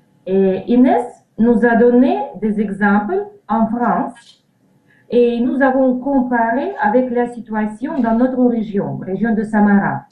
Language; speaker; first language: French; non-native, learner; Russian